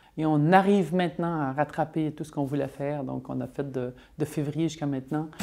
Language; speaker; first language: French; native; French